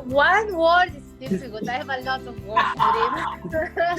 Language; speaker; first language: English; non-native, fluent; Italian